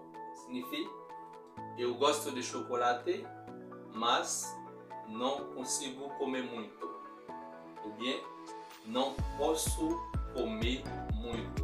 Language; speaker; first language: Portuguese; non-native, fluent; Haitian Creole